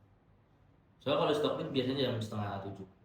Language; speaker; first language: Indonesian; native; Indonesian